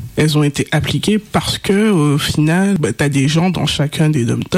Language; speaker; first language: French; native; French